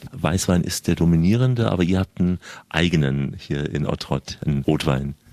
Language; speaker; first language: German; native; German